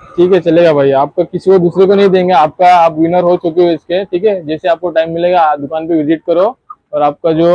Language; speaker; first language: Hindi; non-native, local second language; Marathi